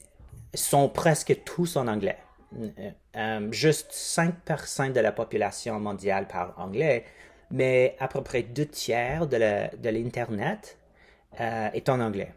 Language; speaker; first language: French; non-native, fluent; English